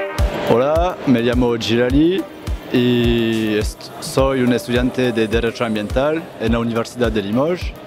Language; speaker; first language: Spanish; non-native, learner; French